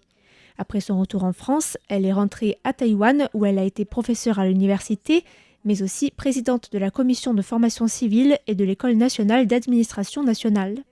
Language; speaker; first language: French; native; French